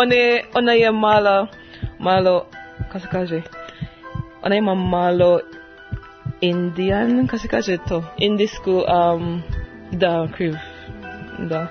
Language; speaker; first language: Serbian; non-native, learner; English